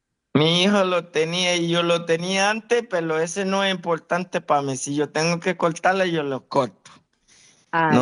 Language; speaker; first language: Spanish; non-native, fluent; Haitian Creole